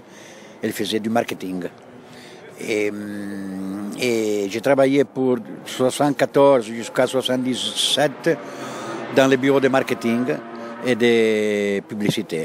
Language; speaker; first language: French; non-native, fluent; Italian